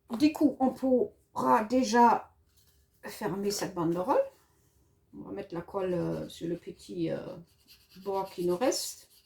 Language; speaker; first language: French; non-native, fluent; German